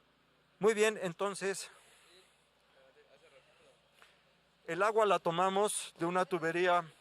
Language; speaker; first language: Spanish; native; Spanish